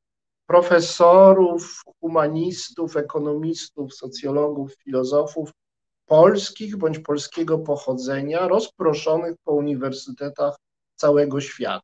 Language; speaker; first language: Polish; native; Polish